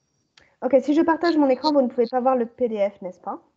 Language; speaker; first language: French; native; French